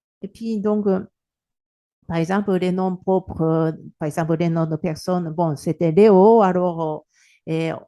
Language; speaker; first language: French; non-native, fluent; Japanese